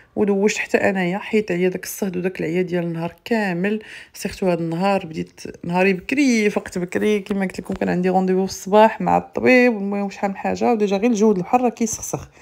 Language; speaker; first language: Arabic; native; Arabic